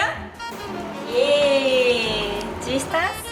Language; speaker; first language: German; non-native, learner; Japanese